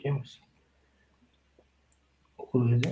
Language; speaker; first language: Turkish; early bilingual, heritage; German